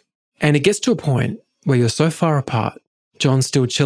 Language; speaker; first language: English; native; English